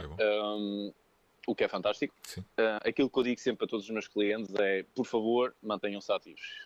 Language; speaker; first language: Portuguese; early bilingual, other home language; French